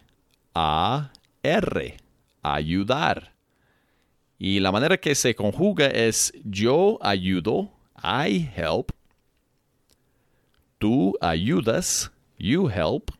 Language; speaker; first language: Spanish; non-native, fluent; English